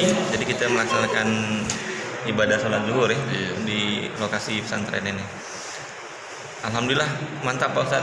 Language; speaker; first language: Indonesian; native; Indonesian